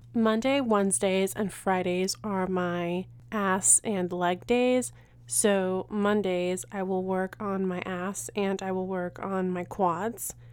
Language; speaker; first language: English; early bilingual, other home language; Spanish